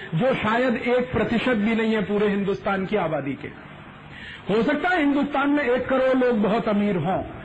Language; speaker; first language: Hindi; native; Hindi